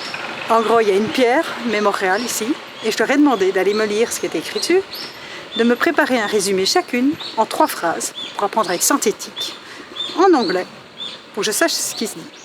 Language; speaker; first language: French; native; French